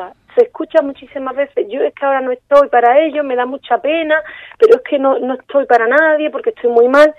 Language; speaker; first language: Spanish; native; Spanish